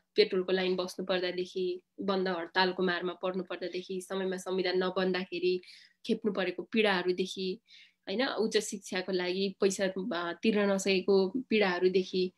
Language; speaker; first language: Nepali; native; Nepali